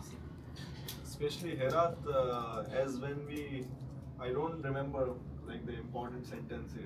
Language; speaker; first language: English; non-native, local second language; Hindi